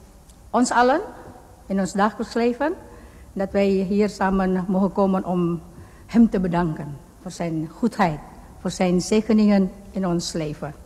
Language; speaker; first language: Dutch; non-native, fluent; Indonesian